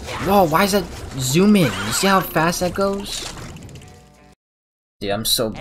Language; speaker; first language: English; native; English